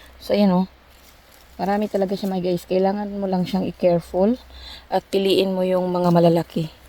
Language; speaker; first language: Filipino; non-native, local second language; Cebuano